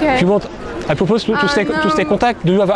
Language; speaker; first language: English; non-native, learner; French